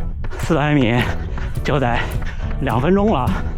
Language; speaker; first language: Chinese; native; Chinese